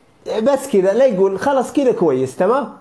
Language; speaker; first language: Arabic; native; Arabic